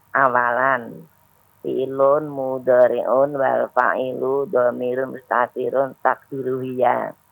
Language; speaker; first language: Arabic; non-native, learner; Indonesian